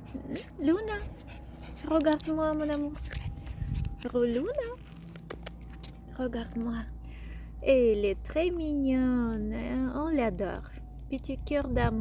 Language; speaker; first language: French; non-native, fluent; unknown